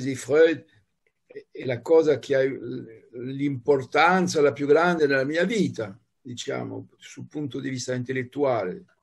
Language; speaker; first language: Italian; non-native, fluent; French